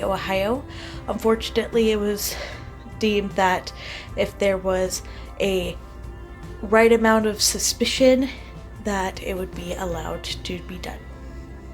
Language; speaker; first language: English; native; English